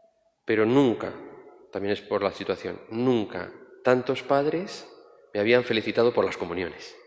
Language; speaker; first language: Spanish; native; Spanish